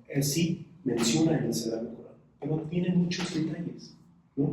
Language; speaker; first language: Spanish; non-native, fluent; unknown